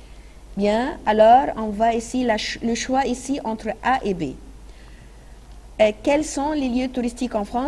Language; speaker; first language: French; non-native, fluent; Arabic